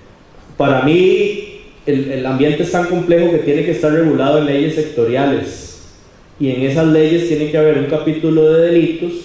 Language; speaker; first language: Spanish; native; Spanish